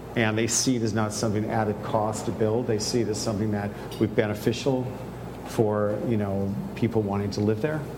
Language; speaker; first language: English; native; English